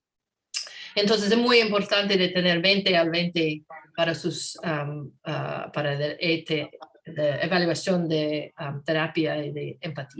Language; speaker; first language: Spanish; non-native, learner; English